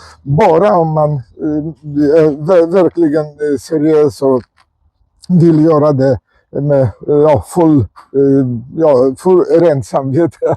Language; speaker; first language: Swedish; non-native, fluent; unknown